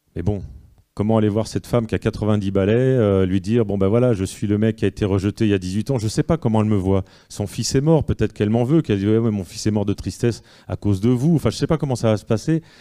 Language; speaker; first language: French; native; French